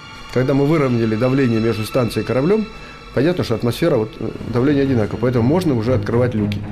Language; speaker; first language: Russian; native; Russian